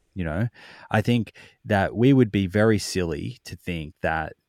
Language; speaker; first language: English; native; English